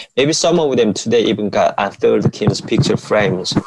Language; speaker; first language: English; non-native, fluent; Korean